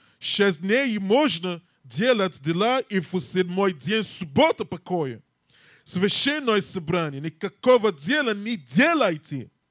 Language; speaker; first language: Russian; non-native, learner; English